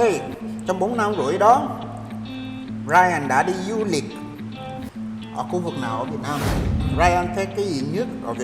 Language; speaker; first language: Vietnamese; non-native, fluent; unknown